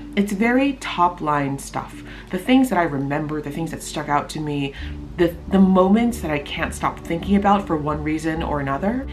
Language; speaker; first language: English; native; English